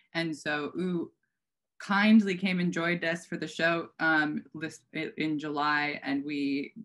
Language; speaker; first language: English; native; English